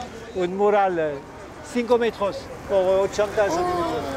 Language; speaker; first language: Spanish; non-native, fluent; French